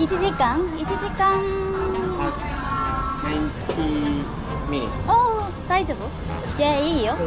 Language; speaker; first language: Japanese; non-native, learner; Korean